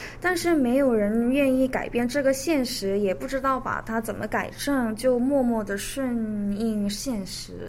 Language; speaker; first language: Chinese; early bilingual, other home language; Korean